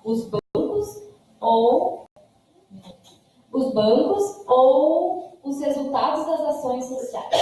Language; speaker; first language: Portuguese; native; Portuguese